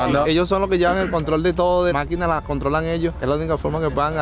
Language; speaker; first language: Spanish; native; Spanish